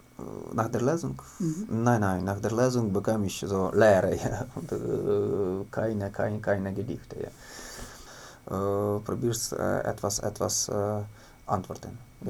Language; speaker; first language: German; non-native, learner; Ukrainian